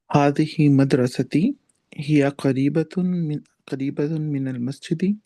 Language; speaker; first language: Arabic; non-native, learner; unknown